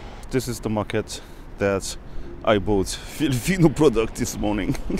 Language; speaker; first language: English; non-native, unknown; Korean